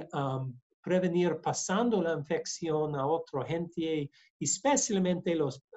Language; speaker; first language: Spanish; non-native, learner; English